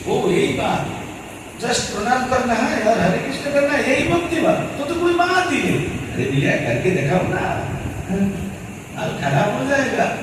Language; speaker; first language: Hindi; non-native, local second language; Bangla